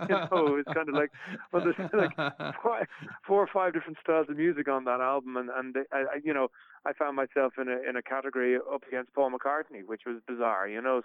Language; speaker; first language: English; native; English